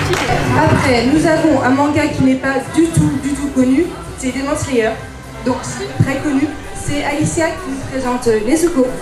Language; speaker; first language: French; native; French